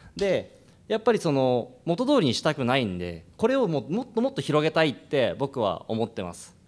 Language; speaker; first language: Japanese; native; Japanese